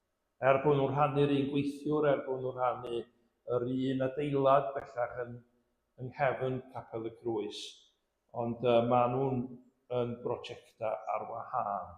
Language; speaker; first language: Welsh; native; Welsh